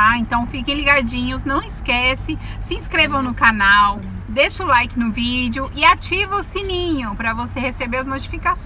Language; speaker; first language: Portuguese; native; Portuguese